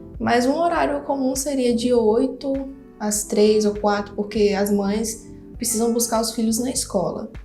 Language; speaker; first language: Portuguese; non-native, fluent; English